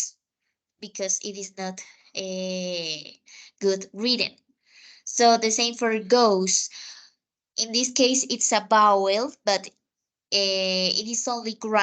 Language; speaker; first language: English; non-native, fluent; Spanish